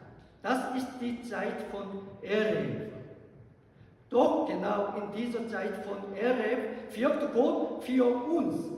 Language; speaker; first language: German; non-native, learner; Korean